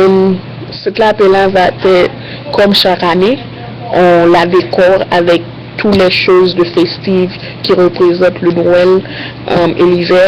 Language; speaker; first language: French; non-native, learner; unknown